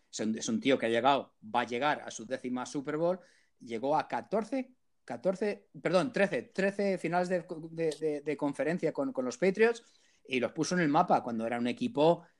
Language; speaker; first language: Spanish; early bilingual, heritage; Spanish